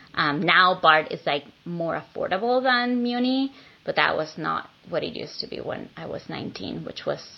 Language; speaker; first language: English; non-native, fluent; Spanish